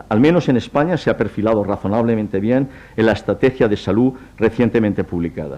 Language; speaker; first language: Spanish; native; Spanish